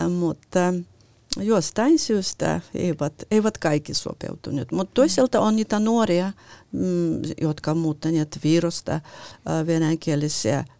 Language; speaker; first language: Finnish; non-native, fluent; Russian